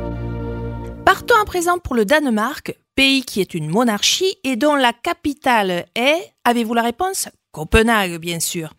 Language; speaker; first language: French; native; French